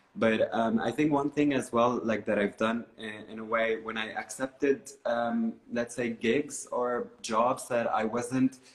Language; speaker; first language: English; non-native, fluent; Arabic